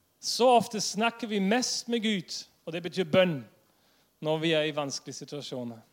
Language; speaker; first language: Norwegian; non-native, fluent; English